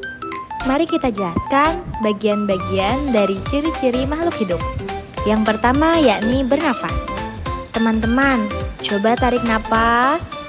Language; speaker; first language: Indonesian; native; Indonesian